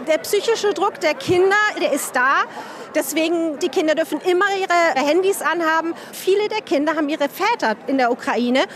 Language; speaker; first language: German; native; German